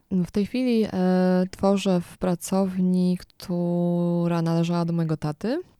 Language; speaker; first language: Polish; native; Polish